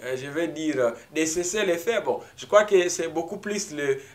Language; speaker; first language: French; non-native, local second language; Swahili